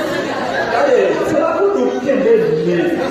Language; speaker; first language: French; non-native, local second language; Haitian Creole